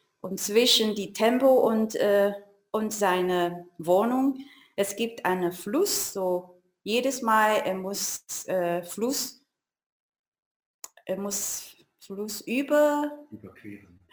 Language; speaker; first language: German; non-native, learner; Chinese